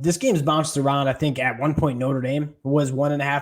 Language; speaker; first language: English; native; English